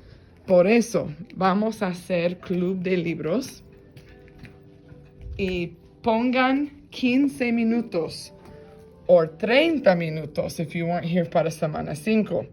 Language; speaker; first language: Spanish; non-native, fluent; English